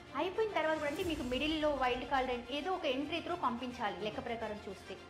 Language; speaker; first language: Telugu; native; Telugu